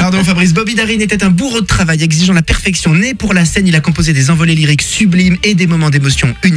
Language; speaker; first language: French; native; French